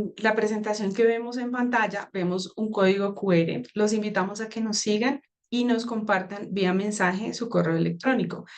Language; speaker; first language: Spanish; native; Spanish